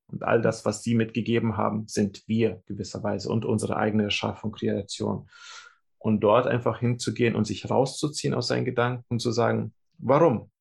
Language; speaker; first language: German; early bilingual, other home language; Russian